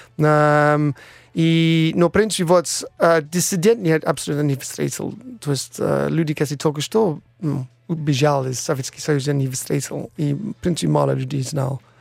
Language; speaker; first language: Russian; non-native, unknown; English